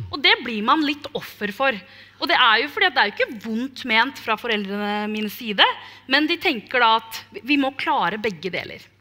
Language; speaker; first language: Norwegian; early bilingual, other home language; Tamil